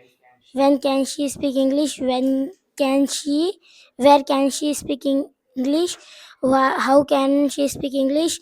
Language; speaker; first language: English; non-native, learner; Hindi